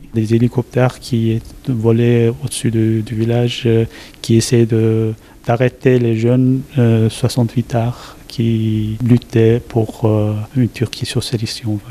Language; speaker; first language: French; non-native, fluent; Kurdish